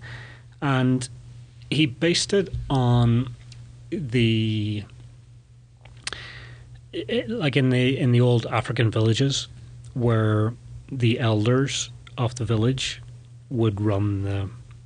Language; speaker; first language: English; native; English